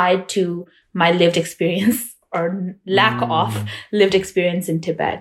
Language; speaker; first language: English; non-native, local second language; Tibetan